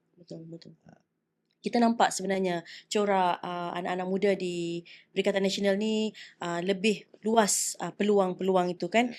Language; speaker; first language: Malay; native; Malay